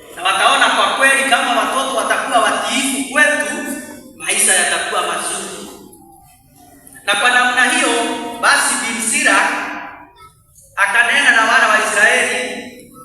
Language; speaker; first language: Swahili; non-native, local second language; Meru